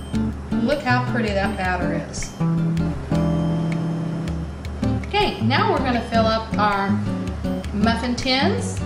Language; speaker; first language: English; native; English